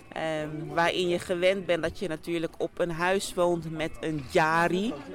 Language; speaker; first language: Dutch; early bilingual, other home language; Sranan Tongo